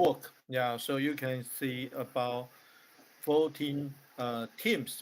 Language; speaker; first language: English; non-native, learner; Chinese